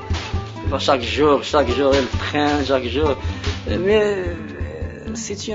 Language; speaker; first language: French; non-native, local second language; Arabic